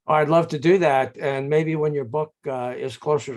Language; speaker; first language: English; native; English